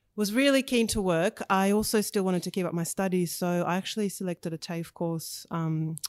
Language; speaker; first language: English; early bilingual, other home language; Russian